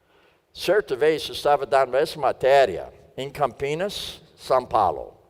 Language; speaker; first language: Portuguese; non-native, fluent; English